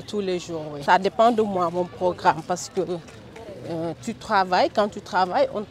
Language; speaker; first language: French; non-native, local second language; Wolof